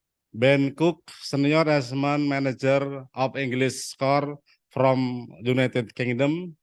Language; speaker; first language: English; non-native, learner; Indonesian